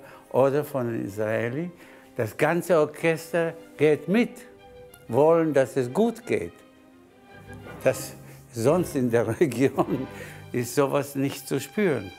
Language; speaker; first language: German; non-native, fluent; Spanish